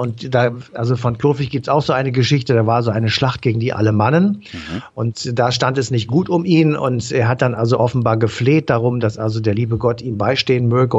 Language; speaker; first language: German; native; German